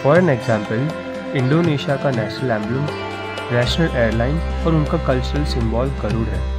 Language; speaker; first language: Hindi; native; Hindi